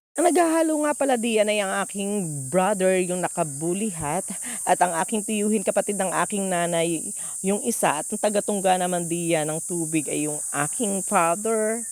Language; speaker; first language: Filipino; native; Filipino